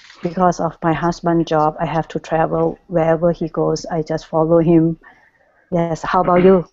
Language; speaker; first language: English; non-native, learner; Thai